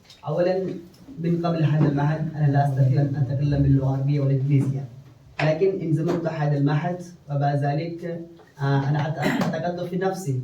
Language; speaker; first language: Arabic; non-native, learner; Hindi